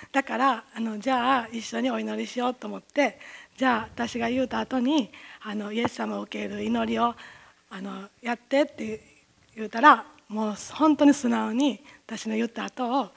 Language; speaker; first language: Japanese; native; Japanese